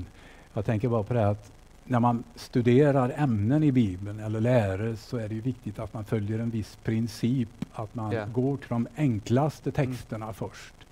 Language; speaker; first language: Swedish; native; Swedish